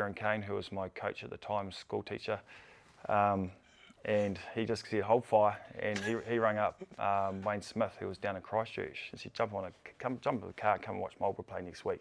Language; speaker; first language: English; native; English